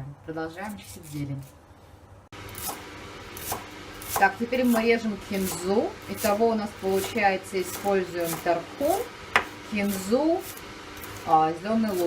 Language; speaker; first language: Russian; native; Russian